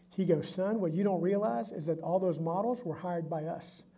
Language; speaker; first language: English; early bilingual, other home language; Spanish